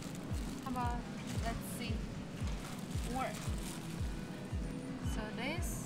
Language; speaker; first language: English; non-native, learner; Uzbek